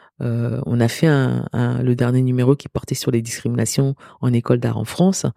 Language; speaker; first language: French; early bilingual, other home language; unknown